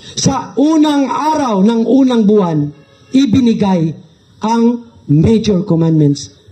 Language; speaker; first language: Filipino; non-native, local second language; Cebuano